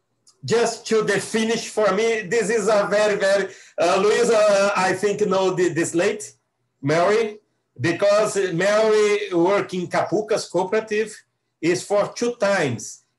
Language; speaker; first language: English; non-native, learner; Portuguese